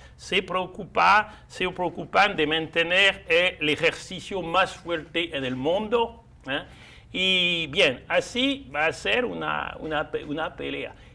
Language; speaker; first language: Spanish; non-native, fluent; French